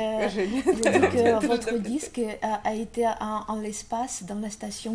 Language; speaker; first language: French; non-native, learner; Russian